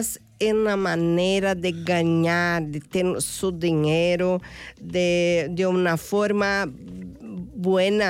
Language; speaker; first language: Spanish; non-native, fluent; Portuguese